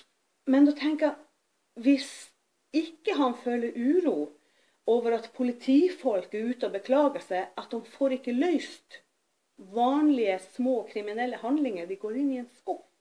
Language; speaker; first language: Norwegian; native; Norwegian